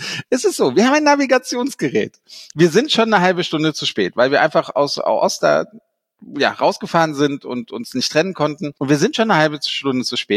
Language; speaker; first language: German; native; German